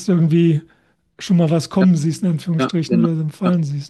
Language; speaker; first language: German; native; German